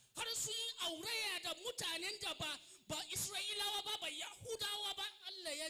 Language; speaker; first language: Hausa; non-native, local second language; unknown